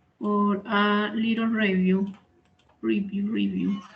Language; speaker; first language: English; non-native, learner; Spanish